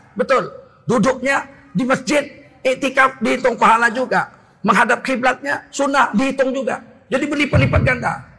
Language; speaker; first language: Indonesian; native; Indonesian